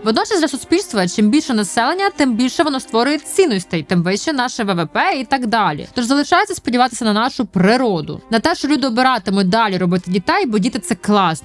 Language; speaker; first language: Ukrainian; native; Ukrainian